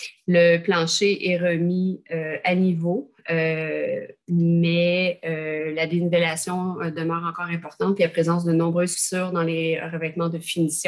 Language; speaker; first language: French; native; French